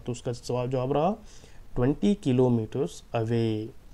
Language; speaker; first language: Urdu; native; Urdu